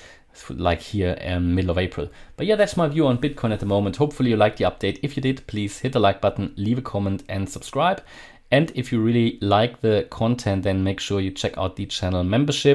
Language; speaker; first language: English; non-native, fluent; German